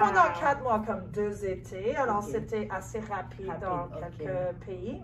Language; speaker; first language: French; non-native, local second language; English